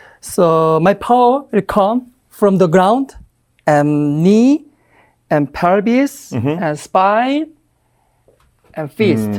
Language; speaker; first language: English; non-native, learner; Korean